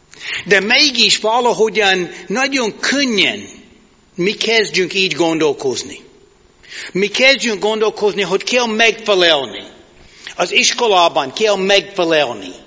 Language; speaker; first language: Hungarian; non-native, fluent; English